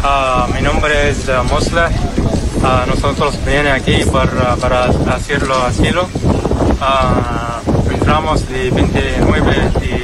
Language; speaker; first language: Spanish; non-native, learner; Arabic